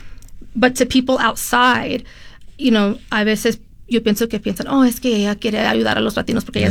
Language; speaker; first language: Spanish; early bilingual, heritage; Spanish